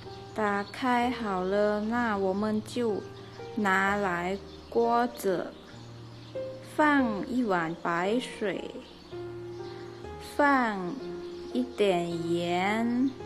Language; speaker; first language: Chinese; non-native, learner; Lao